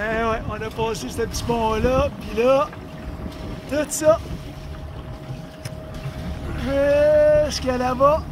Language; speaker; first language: French; native; French